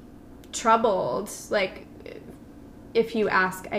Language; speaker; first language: English; native; English